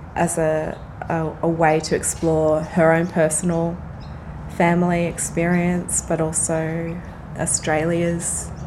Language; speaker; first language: English; native; English